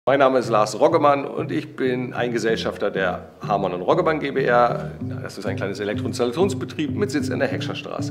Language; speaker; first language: German; native; German